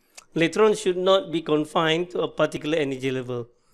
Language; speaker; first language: English; non-native, local second language; Malay